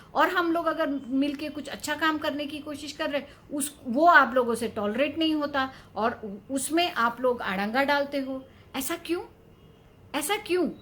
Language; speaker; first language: Hindi; non-native, local second language; Bangla